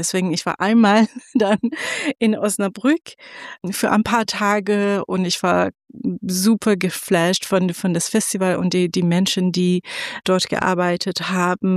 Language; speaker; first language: German; non-native, fluent; Persian